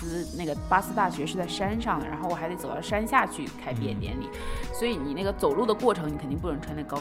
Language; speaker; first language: Chinese; native; Chinese